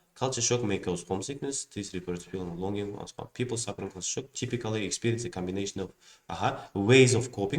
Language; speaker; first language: English; non-native, fluent; Kazakh